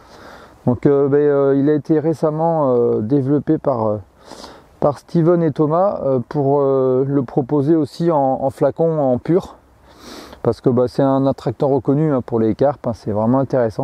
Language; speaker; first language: French; native; French